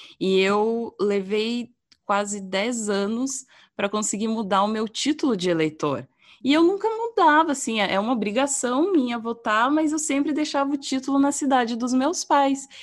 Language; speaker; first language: Portuguese; native; Portuguese